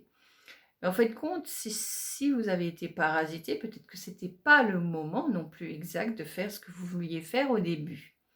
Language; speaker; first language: French; native; French